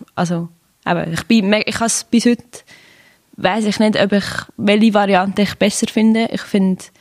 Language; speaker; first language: German; native; German